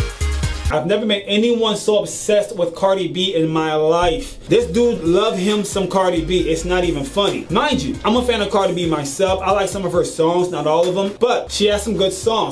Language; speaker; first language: English; native; English